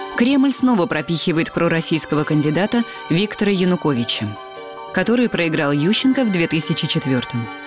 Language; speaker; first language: Russian; native; Russian